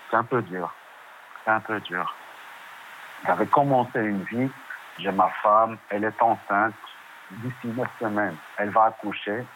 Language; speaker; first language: French; non-native, local second language; Arabic